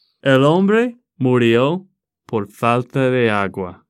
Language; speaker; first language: Spanish; non-native, fluent; English